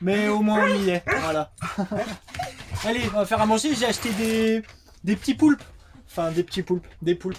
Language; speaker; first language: French; native; French